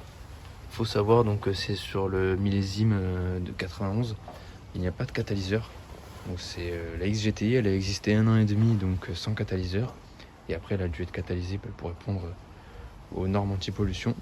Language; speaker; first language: French; native; French